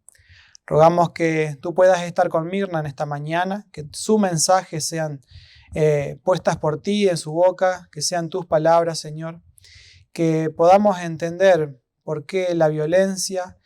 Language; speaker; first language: Spanish; native; Spanish